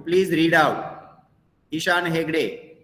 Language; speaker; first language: English; non-native, local second language; Hindi